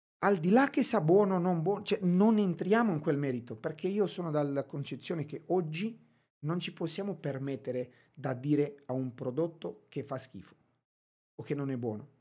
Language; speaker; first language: Italian; non-native, fluent; Romanian